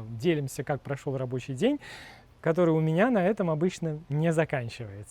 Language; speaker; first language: Russian; native; Russian